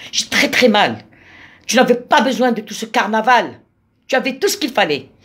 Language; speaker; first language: French; non-native, local second language; Arabic